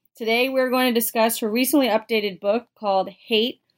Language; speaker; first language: English; native; English